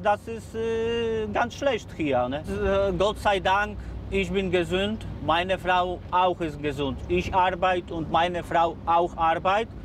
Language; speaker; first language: German; non-native, learner; Polish